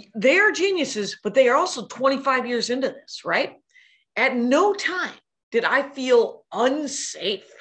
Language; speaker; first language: English; native; English